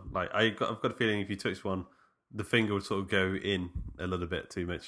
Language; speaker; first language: English; native; English